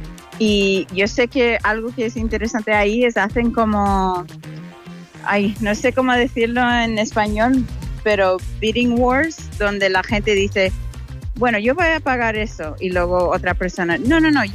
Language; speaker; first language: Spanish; non-native, fluent; English